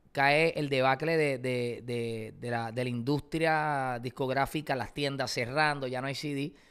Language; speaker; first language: Spanish; native; Spanish